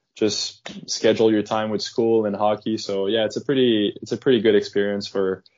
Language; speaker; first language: English; non-native, fluent; French